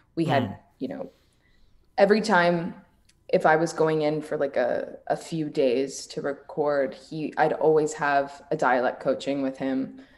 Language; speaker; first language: English; native; English